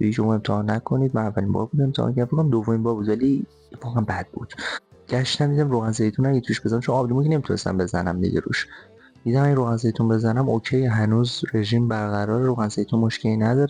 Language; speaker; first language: Persian; native; Persian